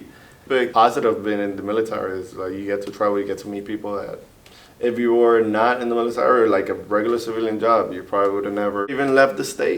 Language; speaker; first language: English; early bilingual, other home language; Spanish